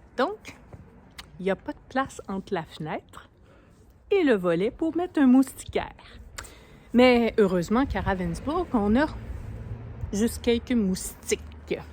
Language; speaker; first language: French; native; French